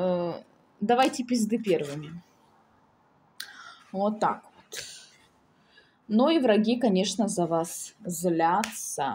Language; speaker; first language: Russian; native; Russian